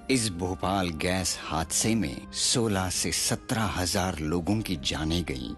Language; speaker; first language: Hindi; non-native, local second language; Marathi